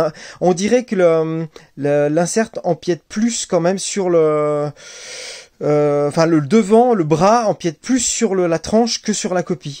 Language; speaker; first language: French; native; French